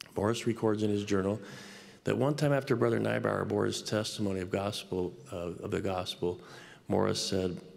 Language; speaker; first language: English; native; English